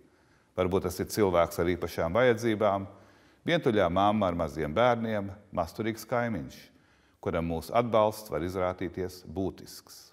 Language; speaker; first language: Latvian; native; Latvian